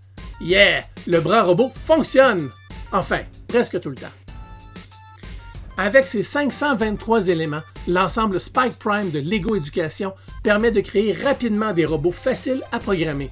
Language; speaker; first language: French; native; French